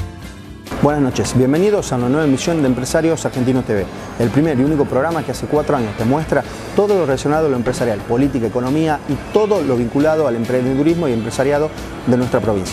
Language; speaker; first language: Spanish; native; Spanish